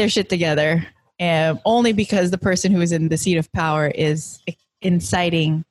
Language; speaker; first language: English; native; English